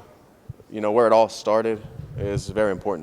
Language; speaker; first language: English; native; English